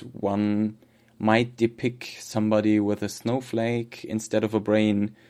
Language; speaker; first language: English; non-native, fluent; German